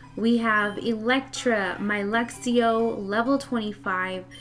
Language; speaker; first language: English; early bilingual, other home language; Spanish